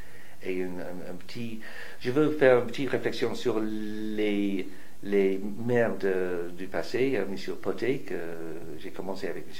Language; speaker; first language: French; non-native, fluent; English